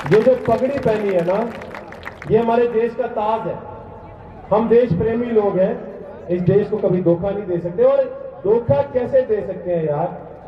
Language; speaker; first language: Hindi; non-native, local second language; Punjabi